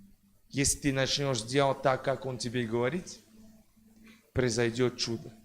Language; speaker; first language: Russian; non-native, fluent; French